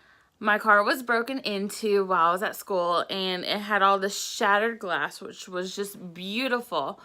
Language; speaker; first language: English; native; English